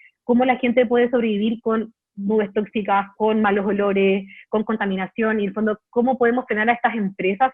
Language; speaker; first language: Spanish; native; Spanish